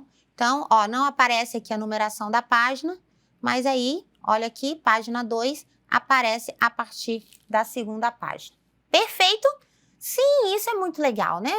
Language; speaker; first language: Portuguese; native; Portuguese